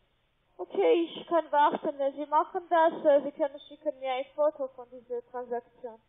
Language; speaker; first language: German; non-native, learner; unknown